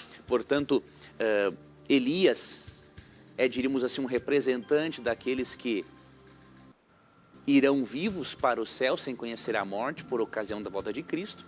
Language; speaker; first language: Portuguese; native; Portuguese